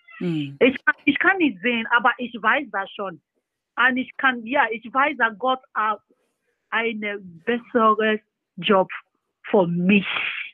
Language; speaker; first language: German; non-native, learner; Yoruba